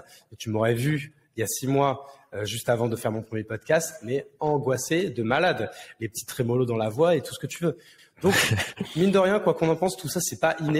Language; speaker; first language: French; native; French